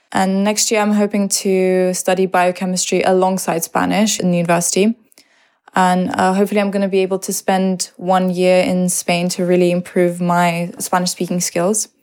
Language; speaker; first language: English; early bilingual, other home language; Russian